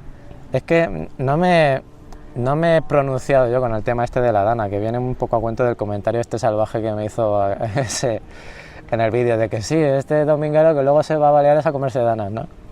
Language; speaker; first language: Spanish; native; Spanish